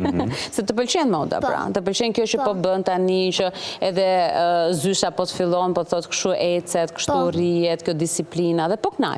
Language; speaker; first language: Albanian; native; Albanian